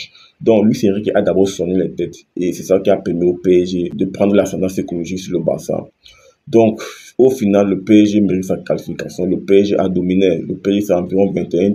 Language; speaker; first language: French; native; French